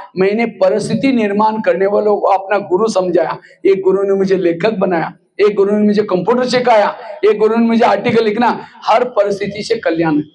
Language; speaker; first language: Hindi; non-native, local second language; Marathi